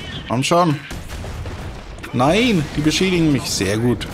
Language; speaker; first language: German; native; German